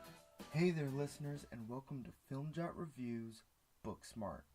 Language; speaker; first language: English; native; English